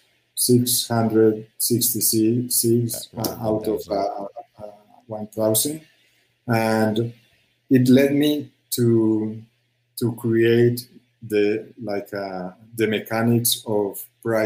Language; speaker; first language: English; non-native, fluent; Spanish